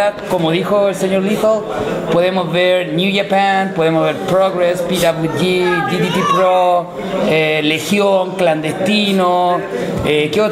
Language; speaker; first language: Spanish; native; Spanish